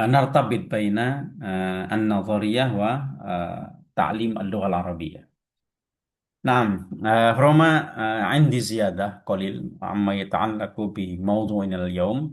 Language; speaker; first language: Arabic; non-native, fluent; Indonesian